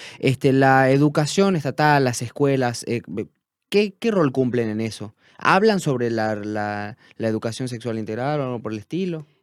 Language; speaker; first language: Spanish; native; Spanish